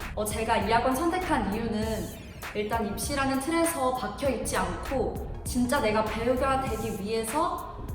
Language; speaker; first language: Korean; native; Korean